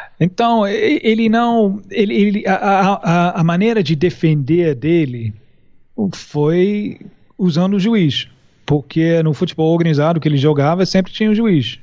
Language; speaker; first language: Portuguese; non-native, fluent; English